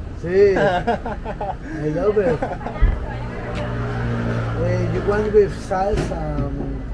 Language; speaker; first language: English; non-native, learner; Spanish